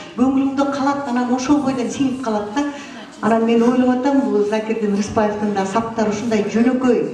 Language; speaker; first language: Kyrgyz; non-native, local second language; Russian